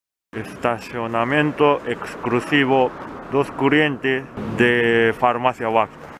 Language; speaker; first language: Spanish; non-native, fluent; Japanese